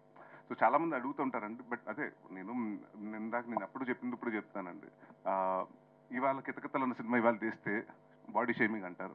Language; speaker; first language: Telugu; native; Telugu